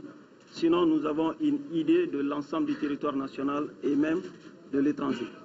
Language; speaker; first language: French; non-native, local second language; Bambara